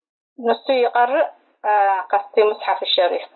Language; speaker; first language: Arabic; non-native, learner; Tigrinya